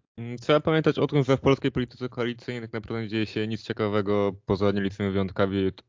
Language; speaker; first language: Polish; native; Polish